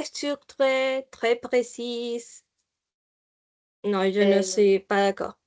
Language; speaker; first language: French; non-native, learner; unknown